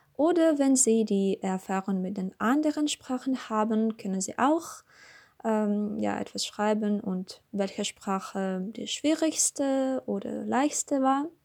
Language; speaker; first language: German; non-native, learner; Russian